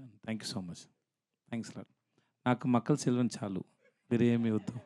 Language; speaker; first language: Telugu; non-native, learner; Tamil